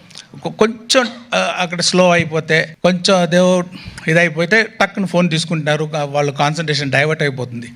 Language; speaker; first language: Telugu; non-native, local second language; Tamil